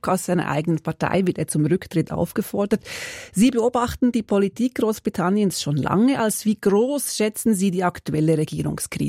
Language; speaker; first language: German; native; German